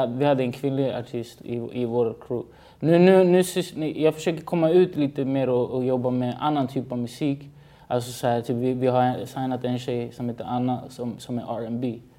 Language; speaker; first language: Swedish; early bilingual, other home language; Spanish